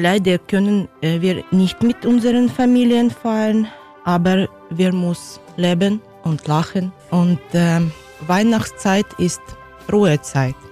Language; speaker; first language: German; non-native, learner; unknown